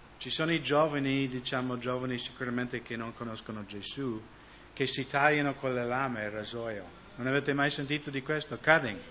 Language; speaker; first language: Italian; non-native, fluent; English